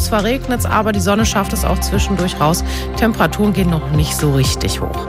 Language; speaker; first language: German; native; German